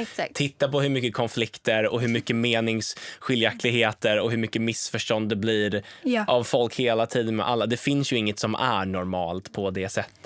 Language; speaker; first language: Swedish; native; Swedish